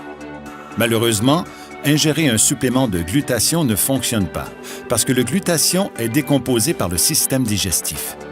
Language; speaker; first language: French; native; French